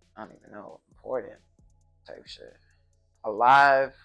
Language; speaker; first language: English; native; English